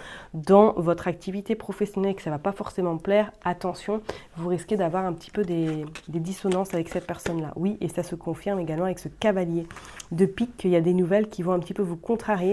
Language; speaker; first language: French; native; French